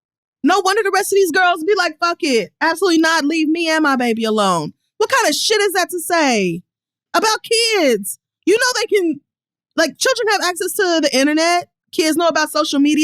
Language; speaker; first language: English; native; English